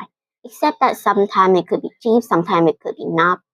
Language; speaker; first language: English; non-native, fluent; Vietnamese